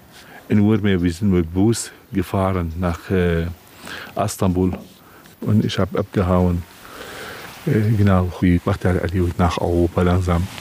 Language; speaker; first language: German; non-native, learner; Kurdish